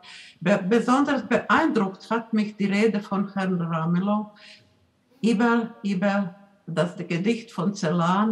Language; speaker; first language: German; non-native, fluent; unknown